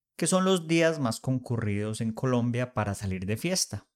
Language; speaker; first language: Spanish; native; Spanish